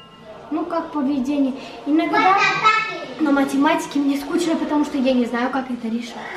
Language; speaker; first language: Russian; early bilingual, heritage; Russian